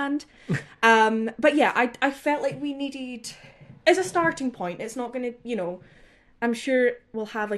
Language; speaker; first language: English; native; English